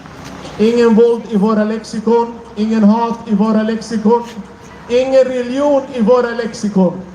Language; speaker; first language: Swedish; non-native, fluent; Arabic